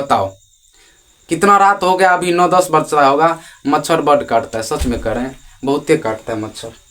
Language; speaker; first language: Hindi; native; Hindi